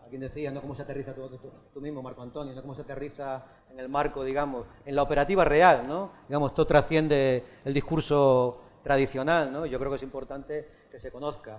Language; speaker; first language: Spanish; native; Spanish